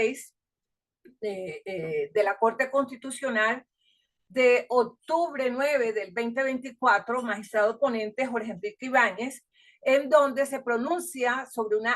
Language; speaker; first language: Spanish; native; Spanish